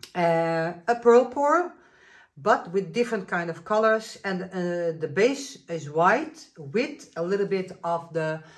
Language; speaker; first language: English; non-native, fluent; Dutch